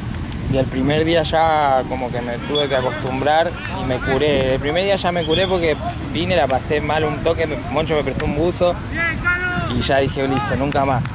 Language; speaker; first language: Spanish; native; Spanish